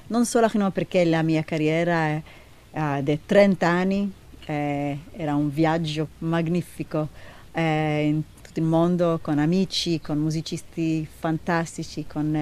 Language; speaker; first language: Italian; non-native, learner; Hebrew